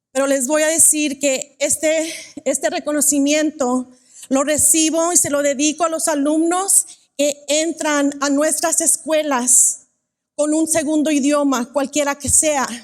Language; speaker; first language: Spanish; early bilingual, other home language; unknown